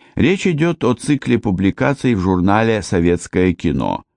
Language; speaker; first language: Russian; native; Russian